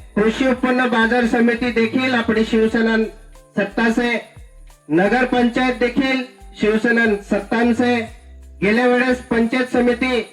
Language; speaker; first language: Marathi; non-native, local second language; Bhili